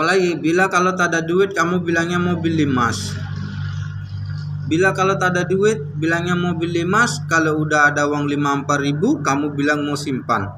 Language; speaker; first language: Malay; non-native, learner; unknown